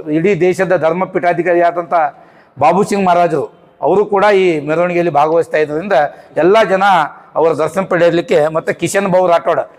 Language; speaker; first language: Kannada; non-native, local second language; Lambadi